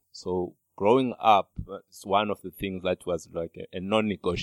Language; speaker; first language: English; non-native, local second language; Xhosa